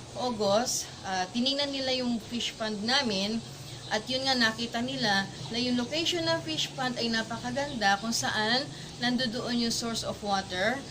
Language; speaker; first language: Filipino; non-native, local second language; Iloko